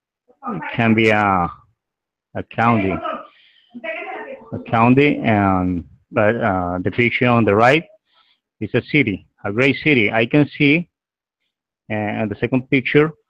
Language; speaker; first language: English; non-native, learner; Spanish